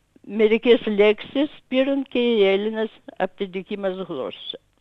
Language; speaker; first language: Greek; non-native, fluent; Russian